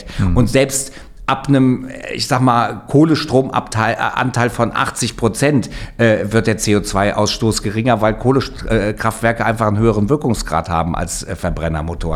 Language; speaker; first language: German; native; German